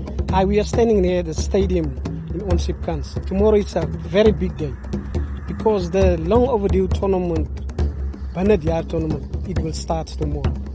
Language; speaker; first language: English; non-native, local second language; Afrikaans